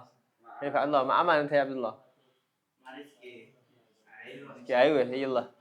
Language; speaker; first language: Arabic; non-native, fluent; Indonesian